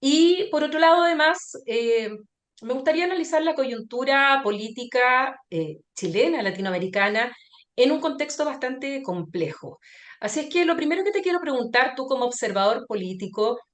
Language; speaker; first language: Spanish; native; Spanish